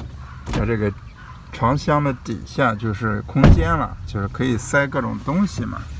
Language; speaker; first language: Chinese; native; Chinese